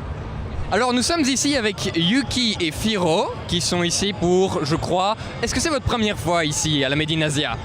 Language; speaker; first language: French; native; French